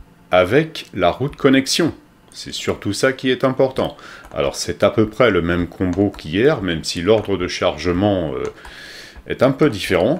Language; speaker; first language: French; native; French